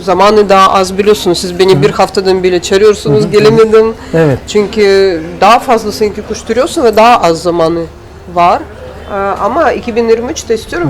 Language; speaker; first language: Turkish; non-native, learner; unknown